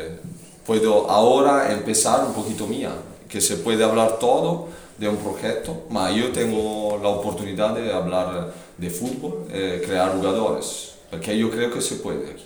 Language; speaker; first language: Spanish; non-native, fluent; Italian